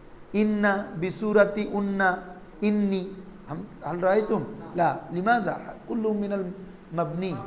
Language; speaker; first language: Arabic; non-native, fluent; Bangla